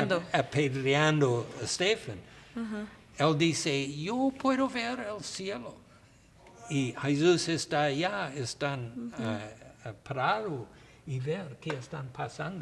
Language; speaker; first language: Spanish; non-native, learner; English